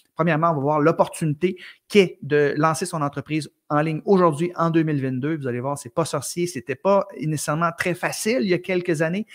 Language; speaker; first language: French; native; French